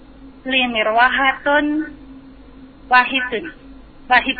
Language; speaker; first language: Arabic; non-native, learner; Indonesian